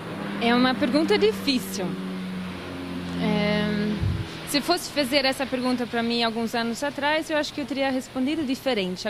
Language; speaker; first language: Portuguese; non-native, fluent; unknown